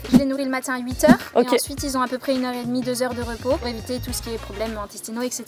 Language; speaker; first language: French; native; French